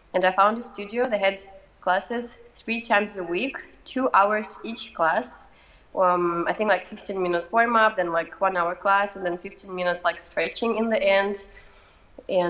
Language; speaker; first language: English; non-native, fluent; Russian